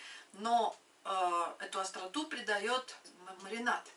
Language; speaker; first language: Russian; non-native, local second language; Latvian